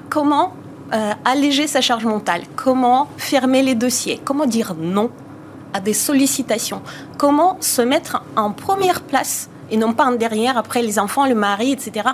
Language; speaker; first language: French; non-native, fluent; Bulgarian